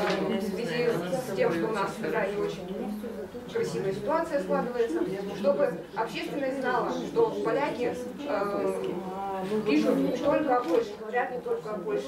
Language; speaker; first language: Russian; non-native, fluent; Polish